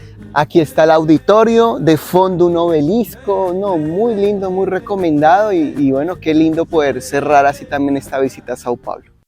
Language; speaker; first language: Spanish; native; Spanish